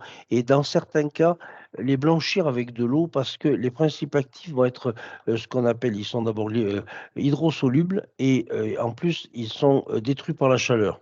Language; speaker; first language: French; native; French